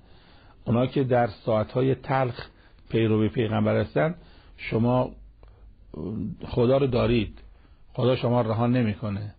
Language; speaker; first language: Persian; native; Persian